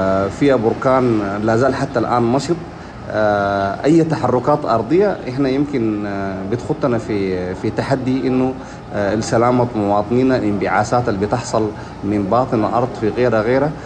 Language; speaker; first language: Arabic; native; Arabic